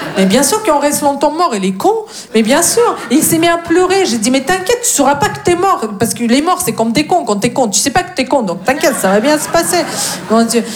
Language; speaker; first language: French; non-native, fluent; Russian